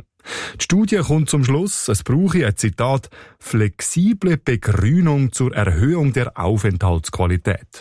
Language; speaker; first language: German; native; German